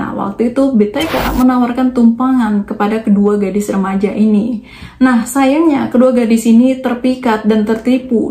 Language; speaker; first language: Indonesian; native; Indonesian